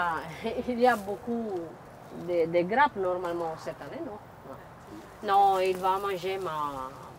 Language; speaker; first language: French; non-native, learner; Italian